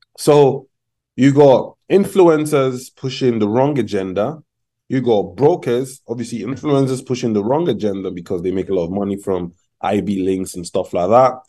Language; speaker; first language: English; non-native, local second language; Yoruba